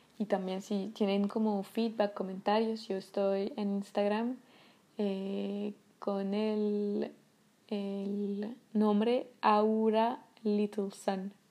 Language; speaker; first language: Spanish; non-native, fluent; French